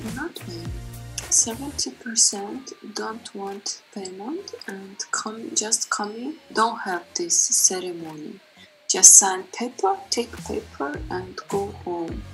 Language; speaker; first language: English; non-native, learner; Russian